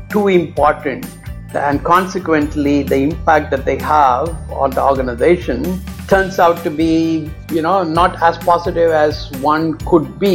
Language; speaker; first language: English; non-native, local second language; Tamil